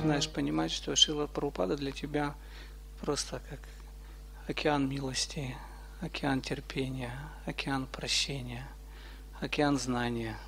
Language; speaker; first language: Russian; native; Russian